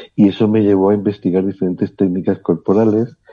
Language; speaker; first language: Spanish; native; Spanish